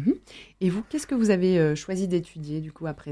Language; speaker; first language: French; native; French